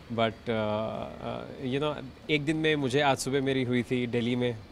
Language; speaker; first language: Hindi; native; Hindi